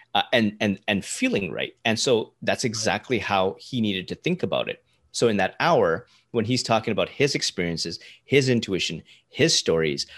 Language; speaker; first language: English; early bilingual, other home language; Hindi